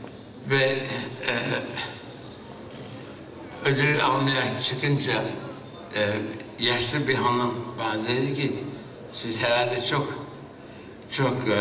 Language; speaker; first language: Turkish; early bilingual, heritage; Turkish